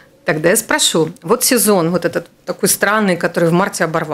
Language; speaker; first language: Russian; native; Russian